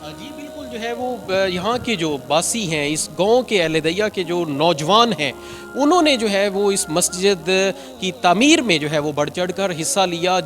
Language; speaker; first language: Urdu; non-native, local second language; Punjabi